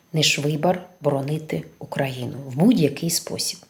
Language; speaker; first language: Ukrainian; non-native, local second language; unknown